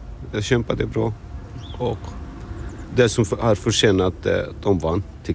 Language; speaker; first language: Swedish; non-native, fluent; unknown